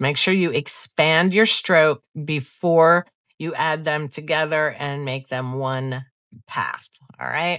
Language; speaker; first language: English; native; English